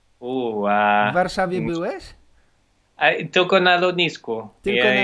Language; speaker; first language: Polish; non-native, learner; English